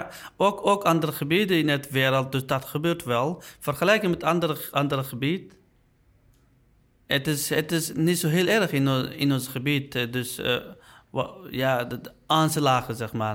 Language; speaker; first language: Dutch; non-native, learner; Uyghur